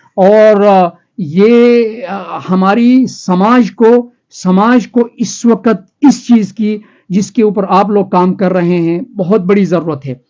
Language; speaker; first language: Urdu; non-native, local second language; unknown